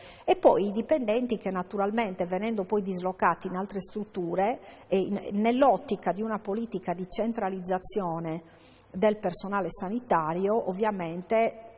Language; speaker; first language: Italian; native; Italian